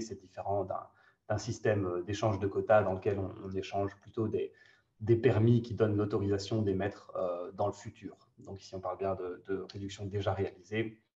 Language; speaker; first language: French; native; French